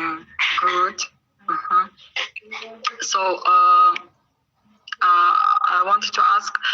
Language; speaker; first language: English; non-native, learner; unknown